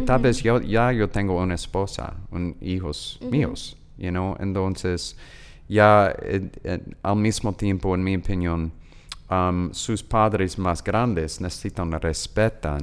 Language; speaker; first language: Spanish; non-native, learner; English